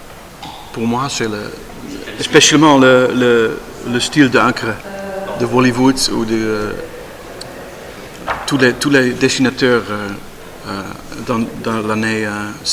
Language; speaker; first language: French; non-native, learner; Dutch